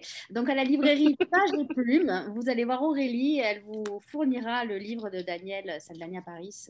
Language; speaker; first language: French; native; French